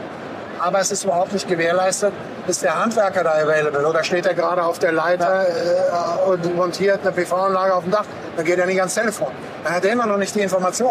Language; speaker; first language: German; native; German